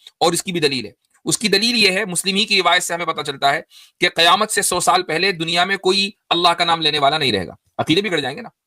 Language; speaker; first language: Urdu; native; Urdu